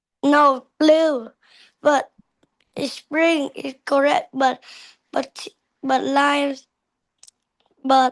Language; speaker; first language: English; non-native, learner; Vietnamese